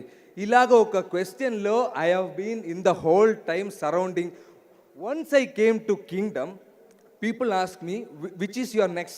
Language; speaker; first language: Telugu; non-native, learner; Malayalam